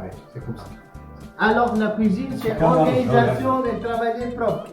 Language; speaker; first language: French; non-native, fluent; Italian